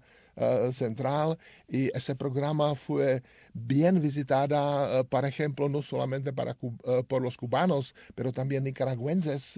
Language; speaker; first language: Spanish; non-native, learner; Czech